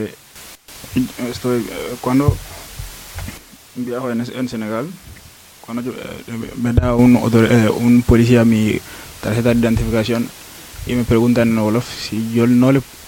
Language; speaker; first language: Spanish; non-native, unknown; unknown